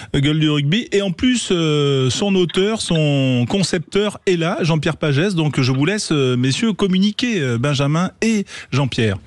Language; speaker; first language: French; native; French